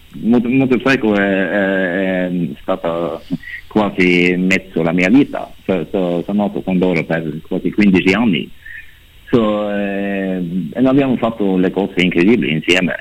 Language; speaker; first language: Italian; non-native, learner; Norwegian